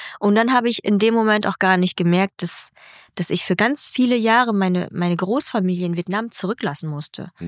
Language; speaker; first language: German; early bilingual, other home language; Vietnamese